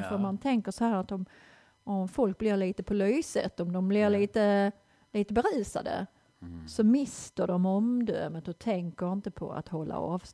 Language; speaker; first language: Swedish; native; Swedish